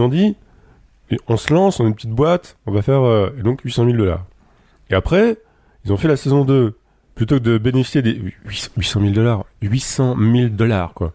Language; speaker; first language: French; native; French